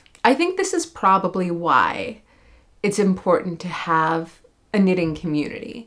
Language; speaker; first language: English; native; English